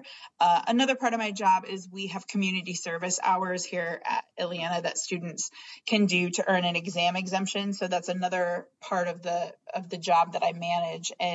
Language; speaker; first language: English; native; English